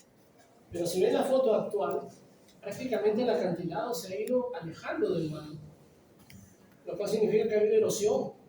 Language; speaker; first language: Spanish; native; Spanish